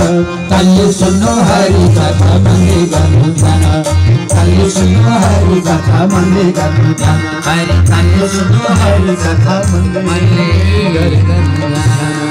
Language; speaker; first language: Nepali; native; Nepali